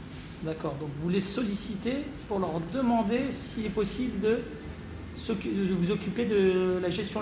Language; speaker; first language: French; native; French